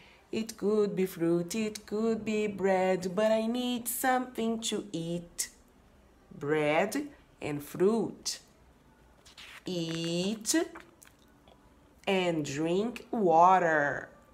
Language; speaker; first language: English; non-native, fluent; Portuguese